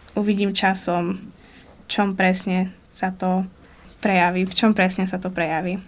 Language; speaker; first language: Slovak; native; Slovak